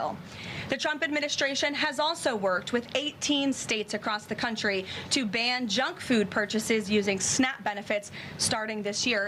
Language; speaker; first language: English; native; English